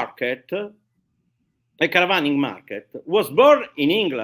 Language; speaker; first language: English; non-native, learner; Italian